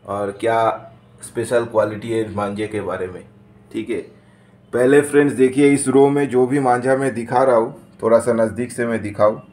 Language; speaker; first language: Hindi; non-native, local second language; Bangla